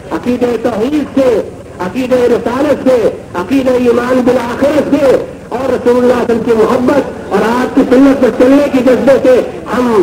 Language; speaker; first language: Urdu; native; Urdu